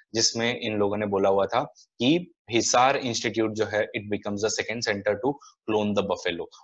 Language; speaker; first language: Hindi; non-native, local second language; Marathi